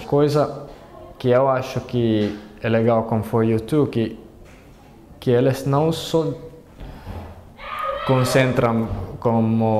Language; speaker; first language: Portuguese; non-native, fluent; Finnish